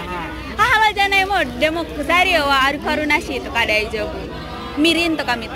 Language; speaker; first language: Japanese; non-native, learner; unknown